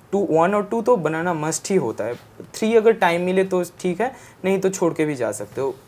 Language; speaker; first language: Hindi; non-native, local second language; Bangla